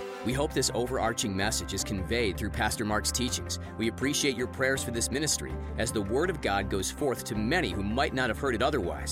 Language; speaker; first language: English; native; English